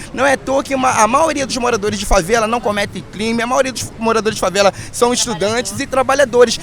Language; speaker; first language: Portuguese; native; Portuguese